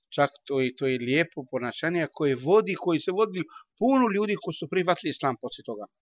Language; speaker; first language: Bosnian; non-native, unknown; Arabic